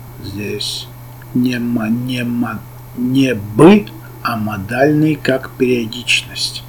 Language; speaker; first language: Russian; native; Russian